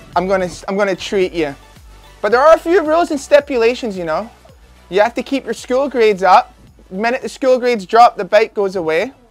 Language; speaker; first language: English; native; English